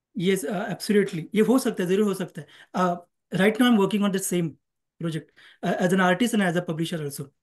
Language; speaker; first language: Hindi; non-native, local second language; Marathi